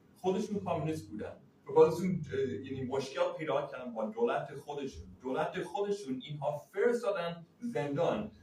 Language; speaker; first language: Persian; non-native, fluent; English